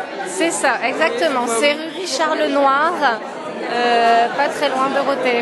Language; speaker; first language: French; native; French